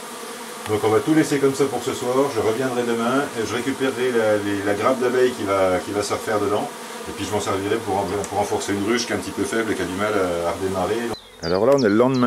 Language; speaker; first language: French; native; French